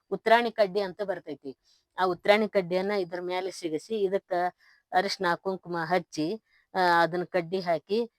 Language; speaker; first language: Kannada; native; Kannada